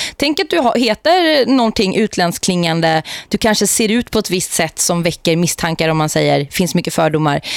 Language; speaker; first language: Swedish; native; Swedish